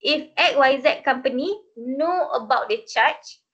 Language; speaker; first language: English; non-native, local second language; Malay